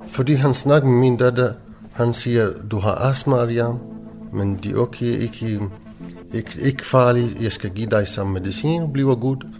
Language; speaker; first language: Danish; non-native, learner; Arabic